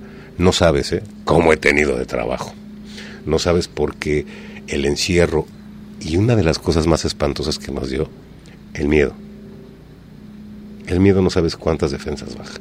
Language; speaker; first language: Spanish; native; Spanish